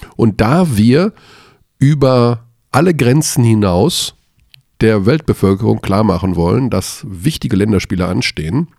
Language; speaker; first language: German; native; German